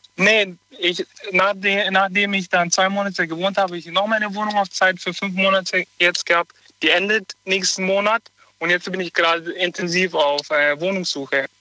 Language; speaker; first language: German; native; German